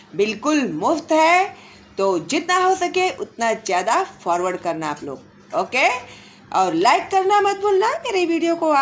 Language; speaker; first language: Hindi; non-native, local second language; Marathi